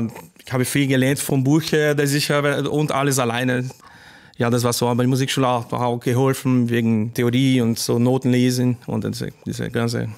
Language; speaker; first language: German; non-native, learner; Portuguese